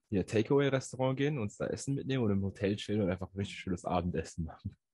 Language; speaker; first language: German; native; German